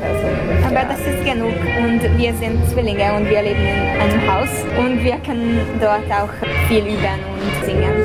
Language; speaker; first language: German; non-native, local second language; Hungarian